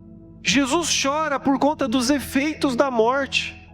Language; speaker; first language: Portuguese; native; Portuguese